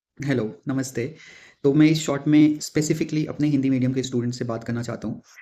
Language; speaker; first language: Hindi; native; Hindi